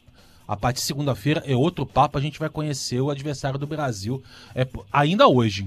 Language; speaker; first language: Portuguese; native; Portuguese